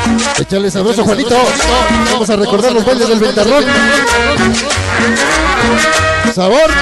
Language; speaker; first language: Spanish; native; Spanish